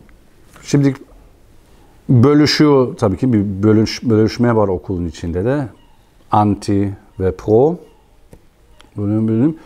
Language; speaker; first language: Turkish; non-native, fluent; German